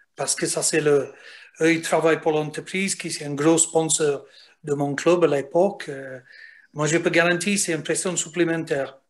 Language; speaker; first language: French; non-native, fluent; English